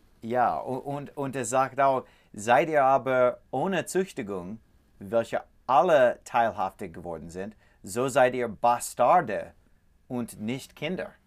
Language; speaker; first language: German; non-native, learner; English